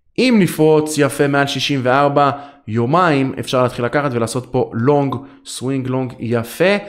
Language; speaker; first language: Hebrew; native; Hebrew